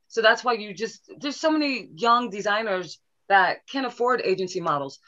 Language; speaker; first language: English; native; English